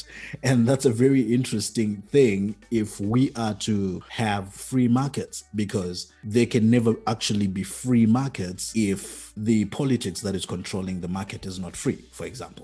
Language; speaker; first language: English; non-native, local second language; Shona